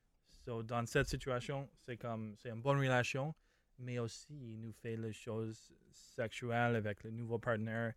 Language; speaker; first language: French; non-native, learner; English